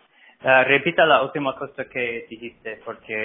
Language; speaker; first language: Spanish; non-native, fluent; English